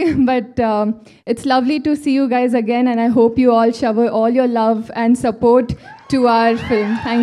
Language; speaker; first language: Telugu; non-native, learner; Kannada